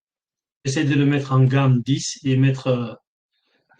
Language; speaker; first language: French; native; French